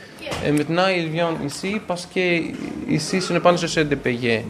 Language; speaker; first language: French; non-native, learner; Greek